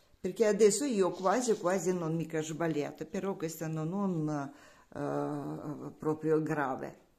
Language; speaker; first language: Italian; non-native, learner; Russian